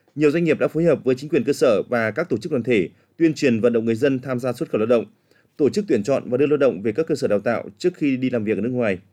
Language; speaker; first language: Vietnamese; native; Vietnamese